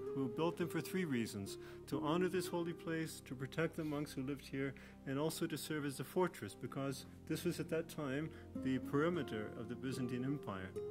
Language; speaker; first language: English; native; English